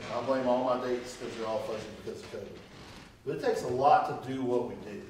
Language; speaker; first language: English; native; English